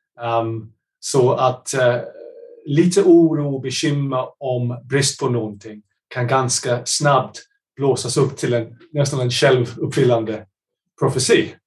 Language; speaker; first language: Swedish; non-native, fluent; English